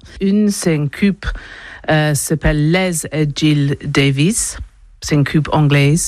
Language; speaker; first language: French; non-native, learner; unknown